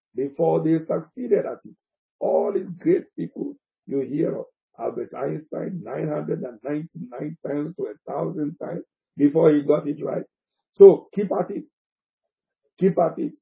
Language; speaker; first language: English; non-native, local second language; Akan